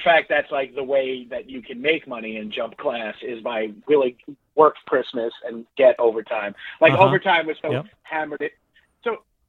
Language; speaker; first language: English; native; English